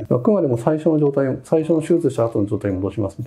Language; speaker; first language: Japanese; native; Japanese